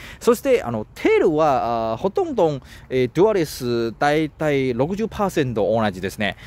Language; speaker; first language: Japanese; non-native, learner; Chinese